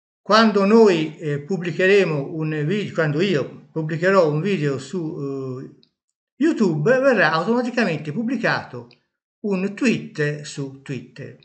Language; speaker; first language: Italian; native; Italian